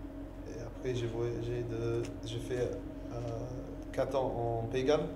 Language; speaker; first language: French; non-native, learner; English